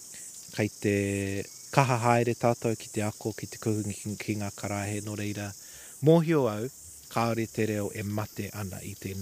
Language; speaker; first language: Māori; non-native, local second language; English